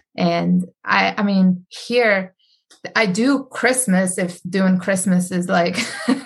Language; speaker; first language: English; non-native, fluent; Arabic